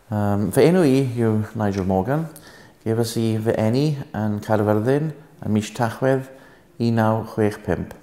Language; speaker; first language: Welsh; non-native, local second language; English